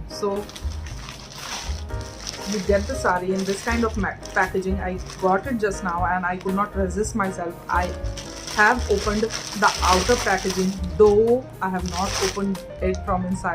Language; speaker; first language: English; non-native, local second language; Hindi